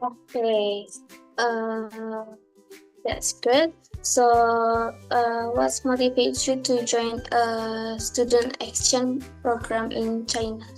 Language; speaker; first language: English; non-native, learner; Indonesian